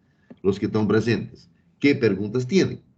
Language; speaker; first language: Portuguese; non-native, fluent; Spanish